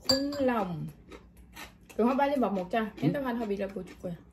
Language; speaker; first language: Korean; non-native, learner; Vietnamese